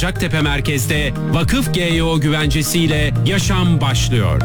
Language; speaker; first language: Turkish; native; Turkish